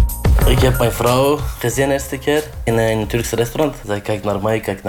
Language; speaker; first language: Dutch; non-native, learner; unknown